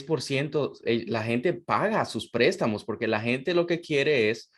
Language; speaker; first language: Spanish; non-native, fluent; English